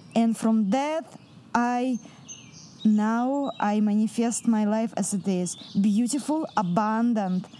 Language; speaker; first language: English; non-native, fluent; Russian